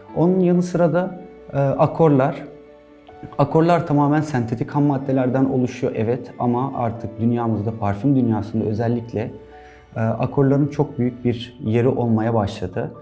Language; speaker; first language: Turkish; non-native, fluent; Arabic